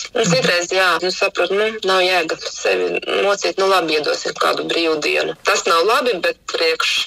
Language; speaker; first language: Latvian; native; Latvian